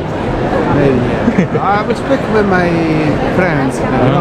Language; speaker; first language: English; non-native, learner; Italian